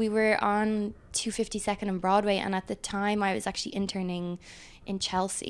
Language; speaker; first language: English; native; English